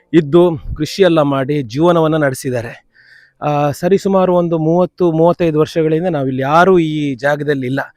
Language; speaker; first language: Kannada; non-native, local second language; Tulu